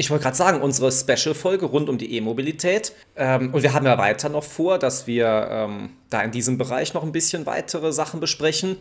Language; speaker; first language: German; native; German